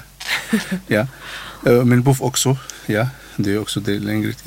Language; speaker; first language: Swedish; non-native, learner; Arabic